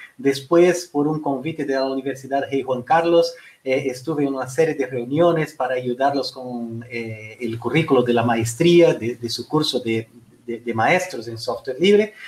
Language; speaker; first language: Spanish; non-native, fluent; Portuguese